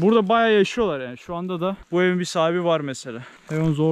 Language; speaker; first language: Turkish; native; Turkish